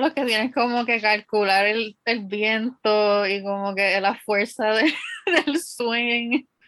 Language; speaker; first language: Spanish; native; Spanish